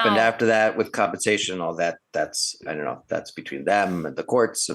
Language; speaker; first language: English; native; English